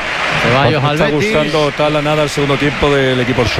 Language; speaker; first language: Spanish; native; Spanish